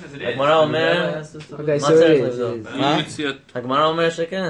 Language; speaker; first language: Hebrew; non-native, learner; English